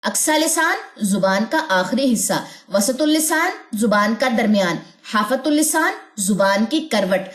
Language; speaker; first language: Urdu; native; Urdu